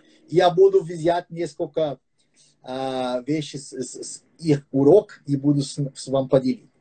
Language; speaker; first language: Russian; non-native, fluent; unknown